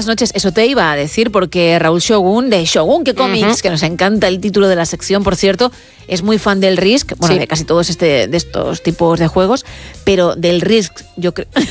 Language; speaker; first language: Spanish; native; Spanish